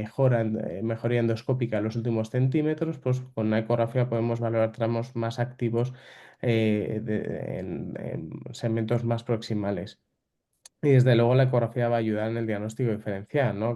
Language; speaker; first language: Spanish; native; Spanish